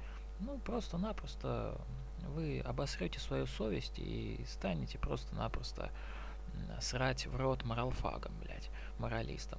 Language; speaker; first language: Russian; native; Russian